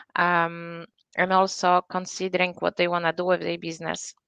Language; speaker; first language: English; non-native, fluent; Polish